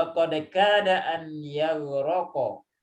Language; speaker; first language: Arabic; non-native, fluent; Indonesian